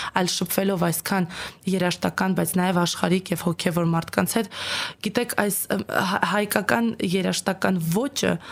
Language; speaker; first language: Armenian; native; Armenian